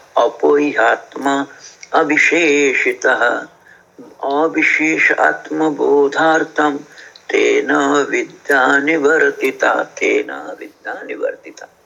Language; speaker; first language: Hindi; native; Hindi